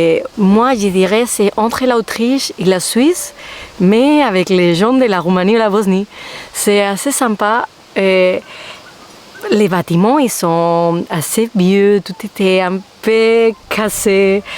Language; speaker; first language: French; non-native, fluent; Spanish